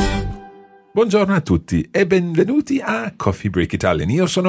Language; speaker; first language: Italian; non-native, fluent; English